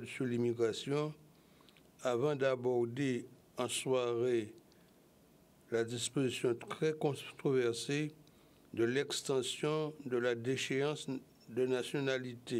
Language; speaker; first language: French; native; French